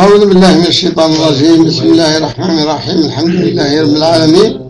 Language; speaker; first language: Arabic; native; Arabic